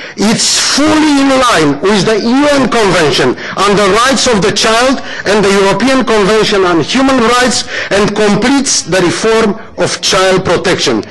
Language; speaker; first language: English; non-native, fluent; Romanian